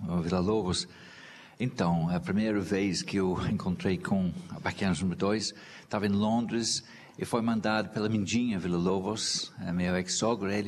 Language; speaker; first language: Portuguese; non-native, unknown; English